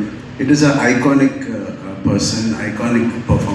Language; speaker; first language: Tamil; non-native, learner; Telugu